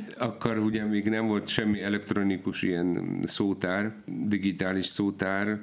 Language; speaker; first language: Hungarian; non-native, fluent; Polish